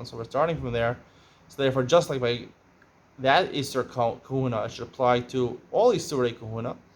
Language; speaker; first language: English; native; English